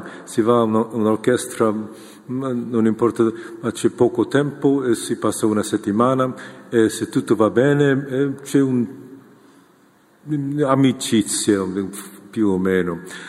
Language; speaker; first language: Italian; non-native, fluent; Korean